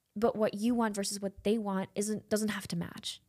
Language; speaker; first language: English; non-native, fluent; German